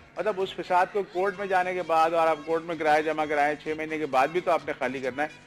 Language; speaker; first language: Urdu; native; Urdu